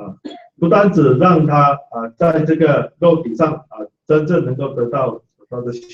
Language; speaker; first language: Chinese; native; Chinese